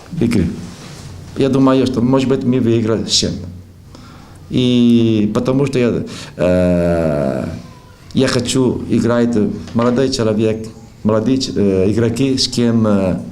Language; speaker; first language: Russian; non-native, learner; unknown